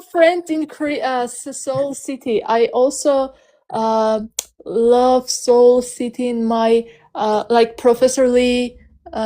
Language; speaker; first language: English; non-native, learner; Armenian